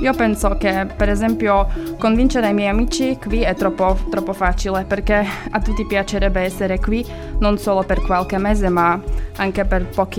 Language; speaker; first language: Italian; non-native, learner; Slovak